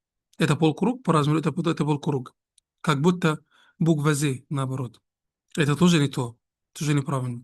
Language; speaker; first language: Russian; non-native, fluent; Arabic